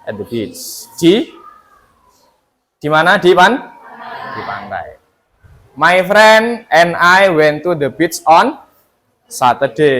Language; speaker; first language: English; non-native, fluent; Indonesian